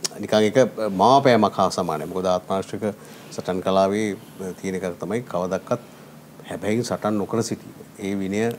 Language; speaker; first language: Sinhala; native; Sinhala